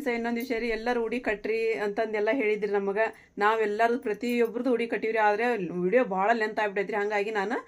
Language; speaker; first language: Kannada; non-native, local second language; Urdu